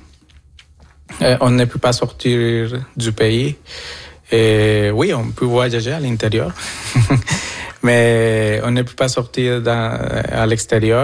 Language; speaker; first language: French; non-native, fluent; Spanish